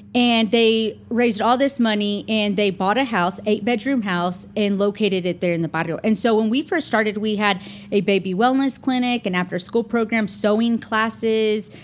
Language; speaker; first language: English; native; English